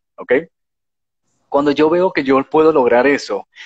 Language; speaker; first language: Spanish; native; Spanish